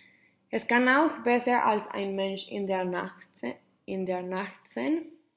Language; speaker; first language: German; non-native, learner; Spanish